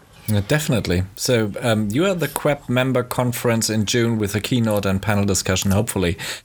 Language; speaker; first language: English; non-native, fluent; German